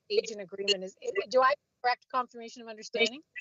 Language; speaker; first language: English; non-native, fluent; Vietnamese